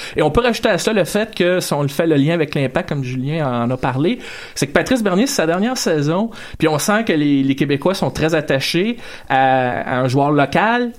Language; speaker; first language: French; native; French